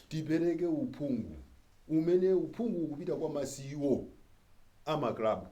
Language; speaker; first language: Nyanja; native; Nyanja